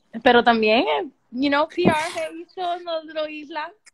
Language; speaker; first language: Spanish; early bilingual, heritage; Spanish